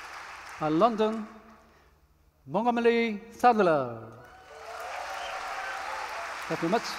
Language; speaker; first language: English; non-native, learner; Japanese